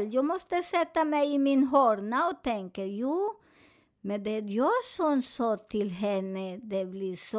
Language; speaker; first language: Swedish; non-native, learner; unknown